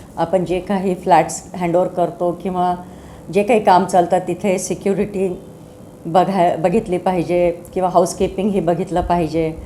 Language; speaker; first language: Marathi; native; Marathi